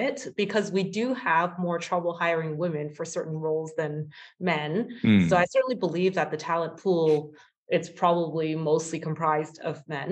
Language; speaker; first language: English; native; English